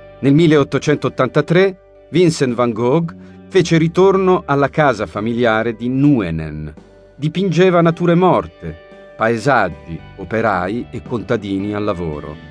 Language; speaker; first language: Italian; native; Italian